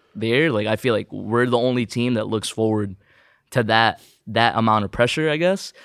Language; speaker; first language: English; early bilingual, other home language; Filipino